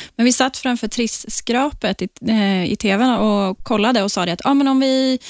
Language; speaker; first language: Swedish; non-native, fluent; Polish